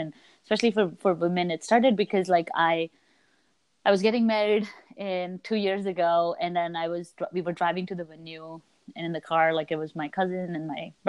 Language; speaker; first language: English; non-native, local second language; Hindi